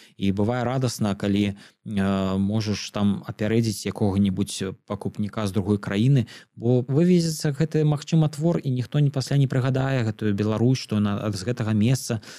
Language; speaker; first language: Belarusian; native; Belarusian